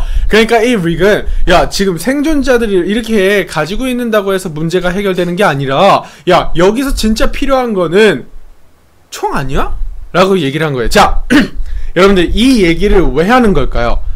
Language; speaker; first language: Korean; native; Korean